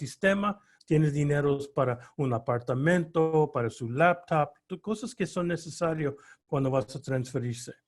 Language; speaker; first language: Spanish; early bilingual, heritage; Spanish